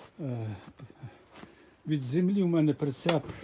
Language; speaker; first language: Ukrainian; native; Ukrainian